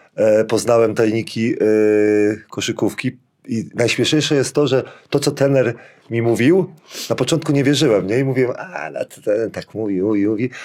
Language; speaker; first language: Polish; native; Polish